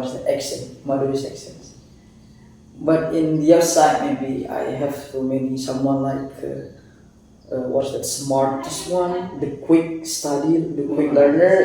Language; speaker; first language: English; non-native, fluent; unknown